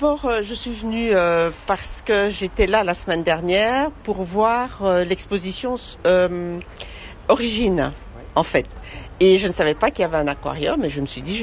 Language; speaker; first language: French; native; French